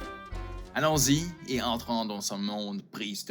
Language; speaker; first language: French; native; French